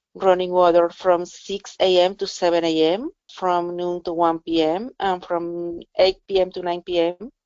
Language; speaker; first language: English; non-native, fluent; Spanish